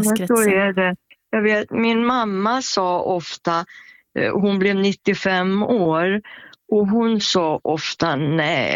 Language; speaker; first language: Swedish; native; Swedish